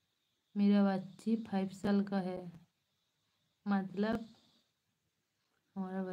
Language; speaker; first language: Hindi; non-native, local second language; Bangla